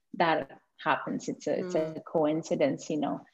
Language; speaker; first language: English; non-native, fluent; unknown